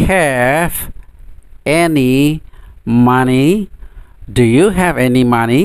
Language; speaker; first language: English; non-native, fluent; Indonesian